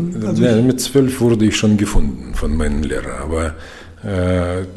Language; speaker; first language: German; non-native, fluent; Russian